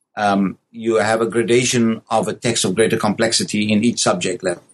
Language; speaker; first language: English; native; English